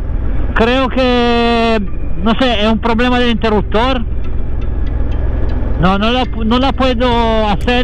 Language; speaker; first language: Spanish; non-native, learner; Italian